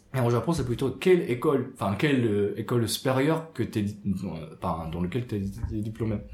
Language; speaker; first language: French; non-native, fluent; Japanese